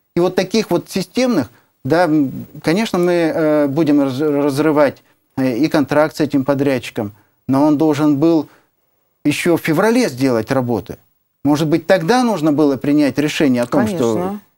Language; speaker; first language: Russian; native; Russian